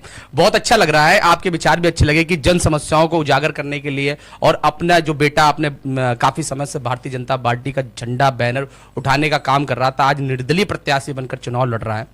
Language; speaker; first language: Hindi; native; Hindi